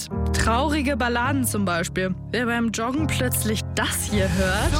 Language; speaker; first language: German; native; German